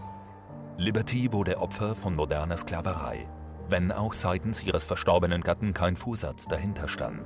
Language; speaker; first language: German; native; German